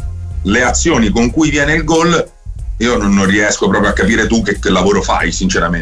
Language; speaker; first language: Italian; native; Italian